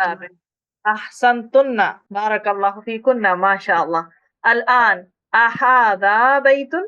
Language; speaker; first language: Arabic; non-native, fluent; Urdu